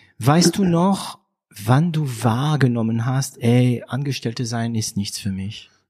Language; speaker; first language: German; non-native, fluent; French